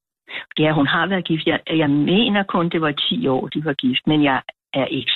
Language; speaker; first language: Danish; native; Danish